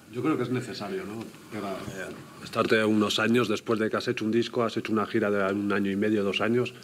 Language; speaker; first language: Spanish; native; Spanish